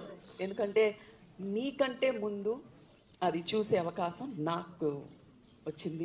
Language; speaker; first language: Telugu; non-native, local second language; Tamil